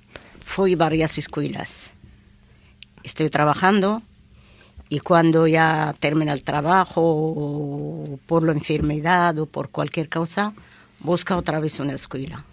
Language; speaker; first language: Spanish; non-native, learner; Arabic